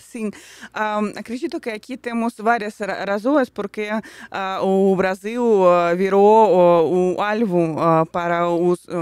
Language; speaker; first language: Portuguese; non-native, fluent; Russian